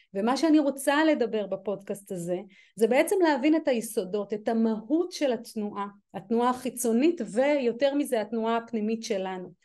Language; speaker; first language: Hebrew; native; Hebrew